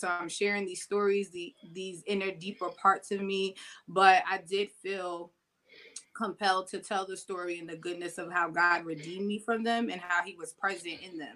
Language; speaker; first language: English; native; English